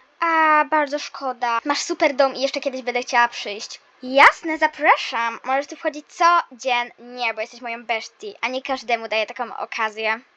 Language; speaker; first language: Polish; native; Polish